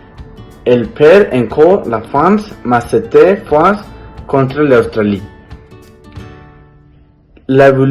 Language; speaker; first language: French; non-native, learner; Spanish